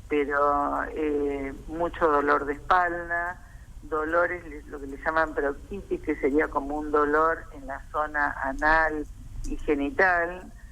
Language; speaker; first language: Spanish; native; Spanish